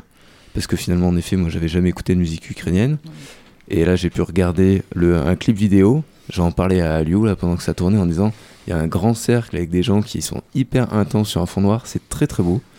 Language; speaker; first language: French; native; French